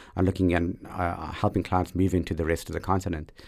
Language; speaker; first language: English; native; English